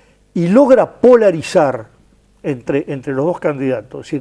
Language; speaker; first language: Spanish; native; Spanish